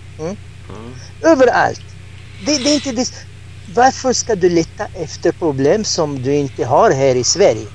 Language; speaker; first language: Swedish; non-native, fluent; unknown